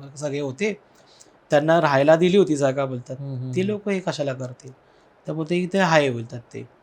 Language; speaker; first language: Marathi; non-native, local second language; Telugu